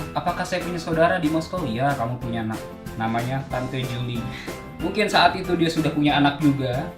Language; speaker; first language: Indonesian; native; Indonesian